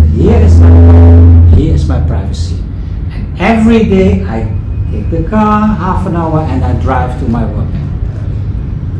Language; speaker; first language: English; non-native, fluent; Dutch